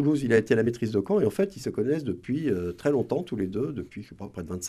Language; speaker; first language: French; native; French